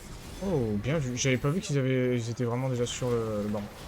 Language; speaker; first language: French; native; French